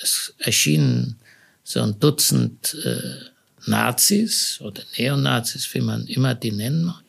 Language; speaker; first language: German; early bilingual, other home language; Hebrew